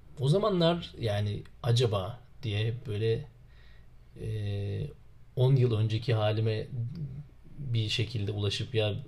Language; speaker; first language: Turkish; native; Turkish